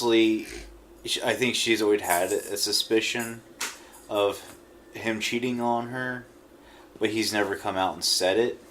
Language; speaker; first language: English; native; English